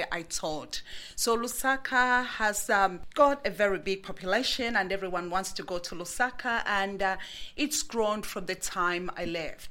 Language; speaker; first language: English; non-native, local second language; Bemba